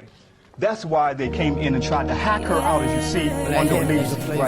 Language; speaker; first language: English; native; English